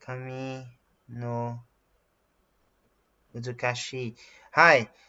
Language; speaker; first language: Japanese; non-native, learner; English